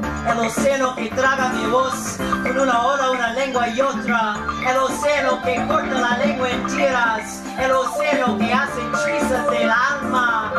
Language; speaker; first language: Spanish; early bilingual, heritage; Spanish